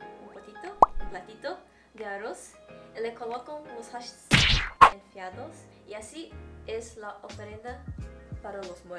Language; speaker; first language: Spanish; non-native, fluent; Portuguese